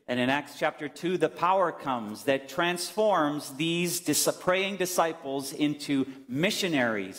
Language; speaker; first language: English; native; English